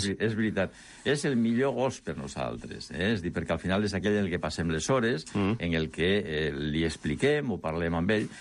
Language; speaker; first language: Catalan; non-native, local second language; Spanish